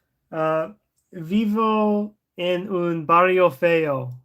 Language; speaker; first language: Spanish; non-native, learner; English